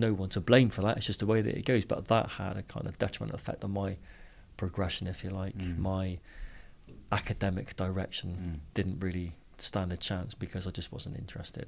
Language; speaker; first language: English; native; English